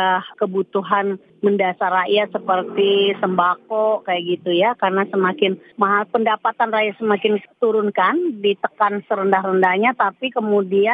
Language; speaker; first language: Indonesian; native; Indonesian